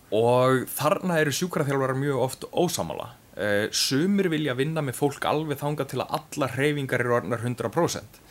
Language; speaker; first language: Icelandic; native; Icelandic